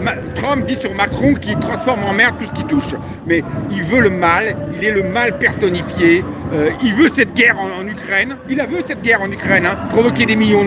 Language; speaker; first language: French; native; French